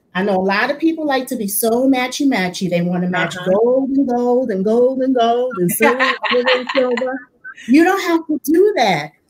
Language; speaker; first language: English; native; English